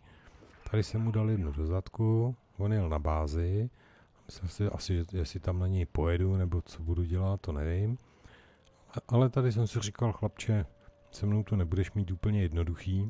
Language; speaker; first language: Czech; native; Czech